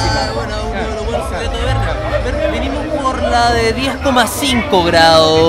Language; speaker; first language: Spanish; native; Spanish